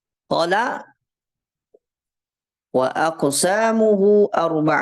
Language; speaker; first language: Arabic; non-native, fluent; Indonesian